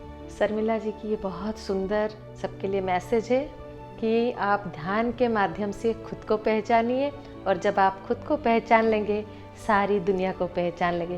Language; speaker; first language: Hindi; native; Hindi